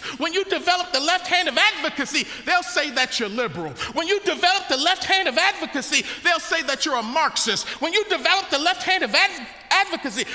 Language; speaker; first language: English; native; English